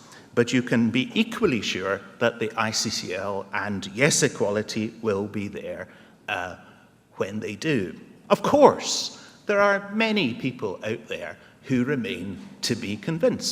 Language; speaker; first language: English; native; English